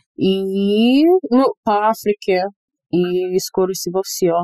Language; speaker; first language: Russian; non-native, fluent; English